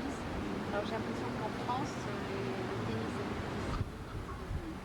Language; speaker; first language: French; native; French